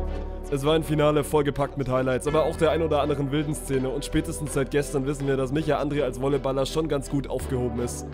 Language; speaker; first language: German; native; German